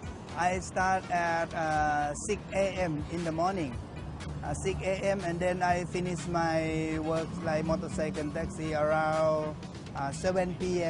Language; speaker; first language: English; non-native, learner; Thai